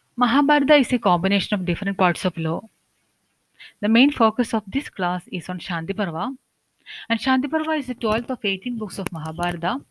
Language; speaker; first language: English; non-native, local second language; Malayalam